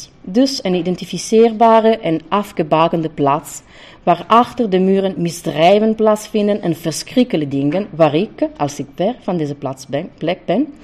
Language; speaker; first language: Dutch; non-native, fluent; Italian